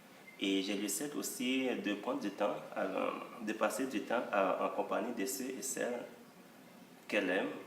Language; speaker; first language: French; non-native, local second language; Haitian Creole